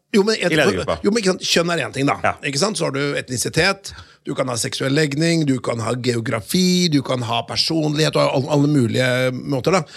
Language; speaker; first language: Norwegian; native; Norwegian